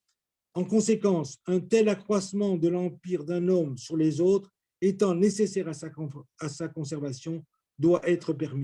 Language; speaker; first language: French; native; French